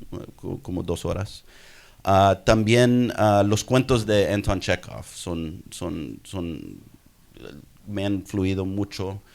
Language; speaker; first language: Spanish; early bilingual, heritage; English